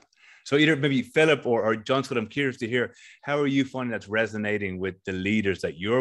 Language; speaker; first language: English; native; English